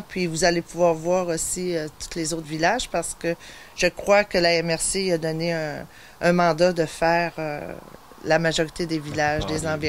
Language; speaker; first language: French; native; French